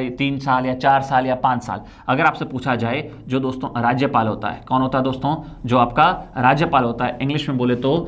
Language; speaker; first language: Hindi; native; Hindi